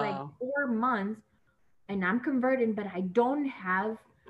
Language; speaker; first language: English; non-native, fluent; Spanish